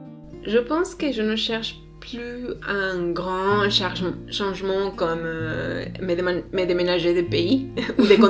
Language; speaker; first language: French; non-native, learner; Spanish